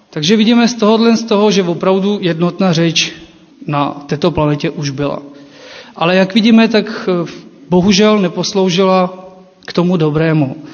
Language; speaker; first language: Czech; non-native, fluent; Ukrainian